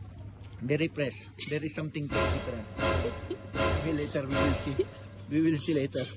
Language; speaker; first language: English; non-native, local second language; Filipino